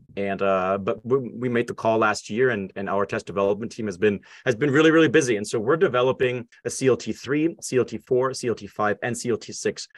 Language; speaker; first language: English; non-native, fluent; German